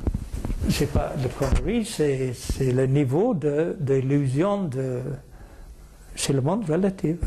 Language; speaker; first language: French; non-native, fluent; English